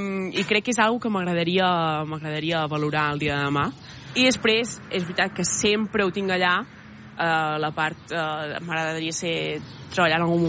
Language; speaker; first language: Catalan; native; Catalan